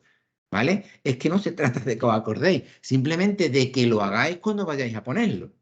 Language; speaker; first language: Spanish; native; Spanish